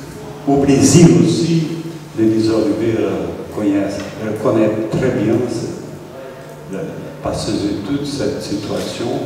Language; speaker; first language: French; non-native, learner; Portuguese